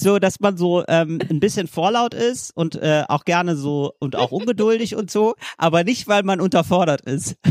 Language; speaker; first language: German; native; German